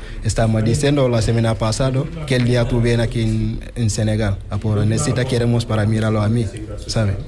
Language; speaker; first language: Spanish; non-native, learner; Wolof